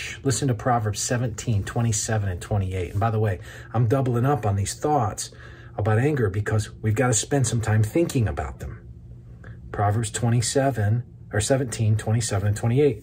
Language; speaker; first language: English; native; English